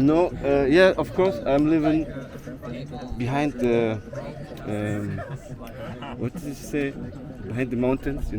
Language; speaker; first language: English; non-native, fluent; German